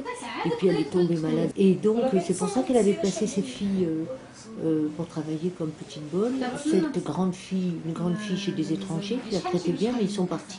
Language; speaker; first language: French; native; French